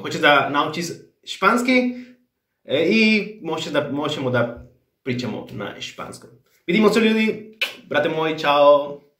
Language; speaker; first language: Serbian; non-native, learner; Spanish